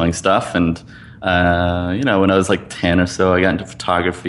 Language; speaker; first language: English; native; English